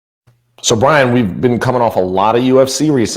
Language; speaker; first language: English; native; English